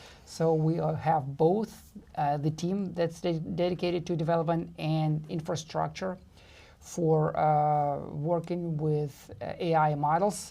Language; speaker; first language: English; non-native, fluent; Russian